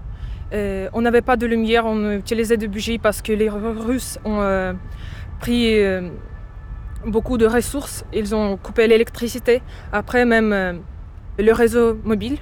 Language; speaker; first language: French; non-native, fluent; Ukrainian